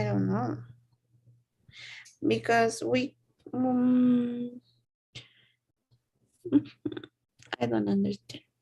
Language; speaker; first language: English; non-native, learner; Spanish